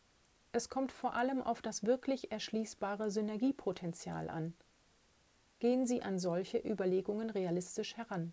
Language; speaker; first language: German; native; German